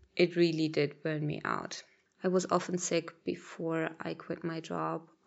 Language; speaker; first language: English; non-native, fluent; German